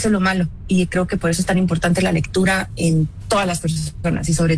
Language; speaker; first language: Spanish; native; Spanish